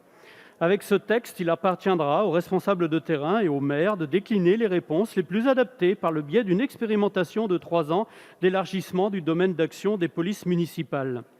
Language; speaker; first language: French; native; French